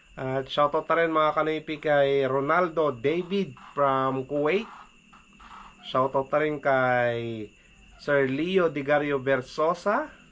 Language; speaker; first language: Filipino; native; Filipino